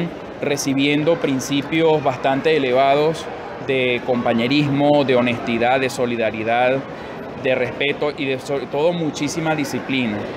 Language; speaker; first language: Spanish; native; Spanish